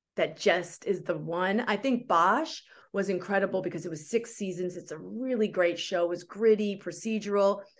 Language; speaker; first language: English; native; English